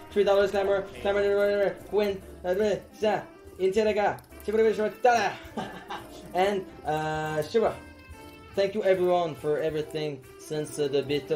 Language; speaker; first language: English; non-native, fluent; French